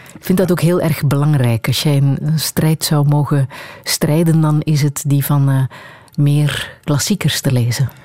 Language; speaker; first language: Dutch; native; Dutch